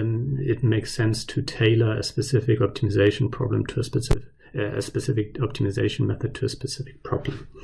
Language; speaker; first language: English; non-native, fluent; German